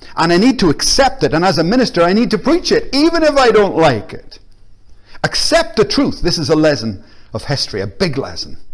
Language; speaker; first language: English; native; English